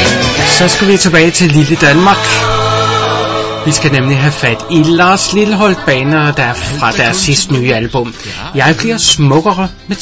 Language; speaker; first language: Danish; native; Danish